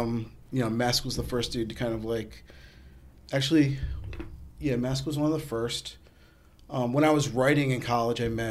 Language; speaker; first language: English; native; English